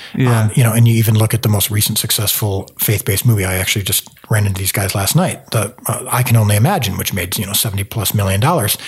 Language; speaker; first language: English; native; English